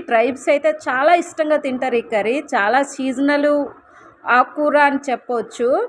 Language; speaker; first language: Telugu; non-native, local second language; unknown